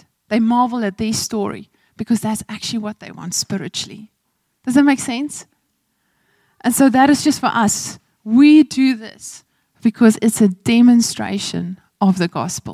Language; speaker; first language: English; non-native, local second language; Afrikaans